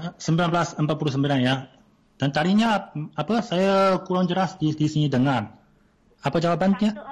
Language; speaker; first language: Malay; non-native, fluent; Chinese